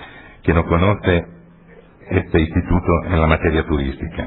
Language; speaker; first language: Spanish; non-native, fluent; Italian